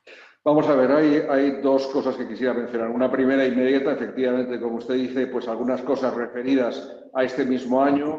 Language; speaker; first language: Spanish; native; Spanish